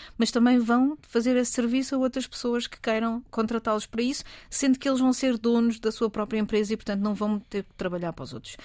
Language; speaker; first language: Portuguese; native; Portuguese